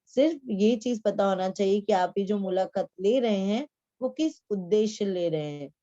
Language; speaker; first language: Hindi; non-native, local second language; Marathi